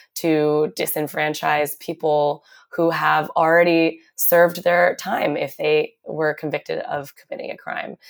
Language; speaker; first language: English; native; English